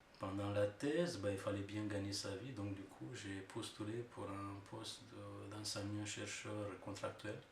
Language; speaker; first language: French; non-native, fluent; Romanian